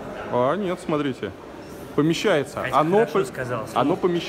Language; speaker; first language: Russian; native; Russian